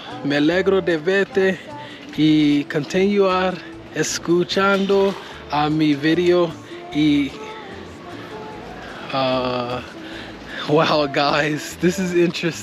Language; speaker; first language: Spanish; non-native, learner; English